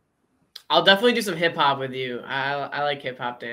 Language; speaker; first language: English; native; English